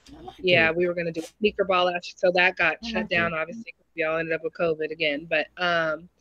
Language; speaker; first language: English; native; English